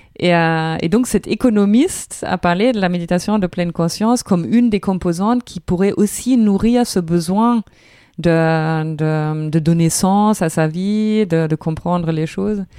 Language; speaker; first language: French; non-native, fluent; German